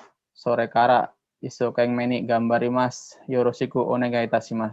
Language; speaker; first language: Japanese; non-native, learner; Indonesian